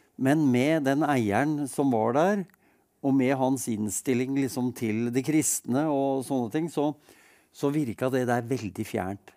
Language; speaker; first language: Norwegian; native; Norwegian